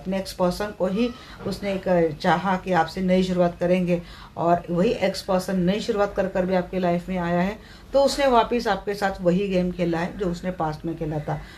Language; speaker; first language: Hindi; non-native, local second language; Marathi